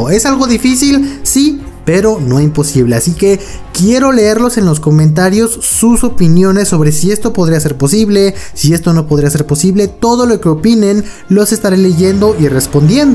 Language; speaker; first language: Spanish; native; Spanish